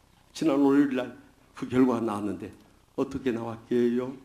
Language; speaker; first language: Korean; native; Korean